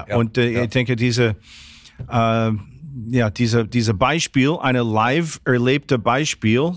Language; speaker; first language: German; non-native, fluent; English